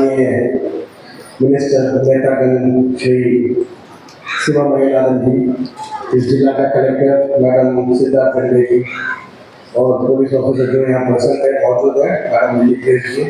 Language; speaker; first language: Hindi; non-native, local second language; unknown